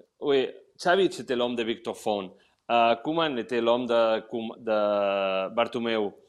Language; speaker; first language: French; non-native, learner; Spanish